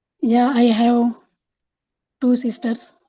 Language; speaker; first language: English; non-native, learner; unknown